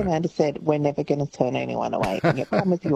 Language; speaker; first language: English; native; English